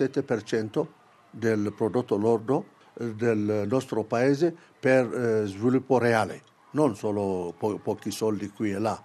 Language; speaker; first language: Italian; non-native, fluent; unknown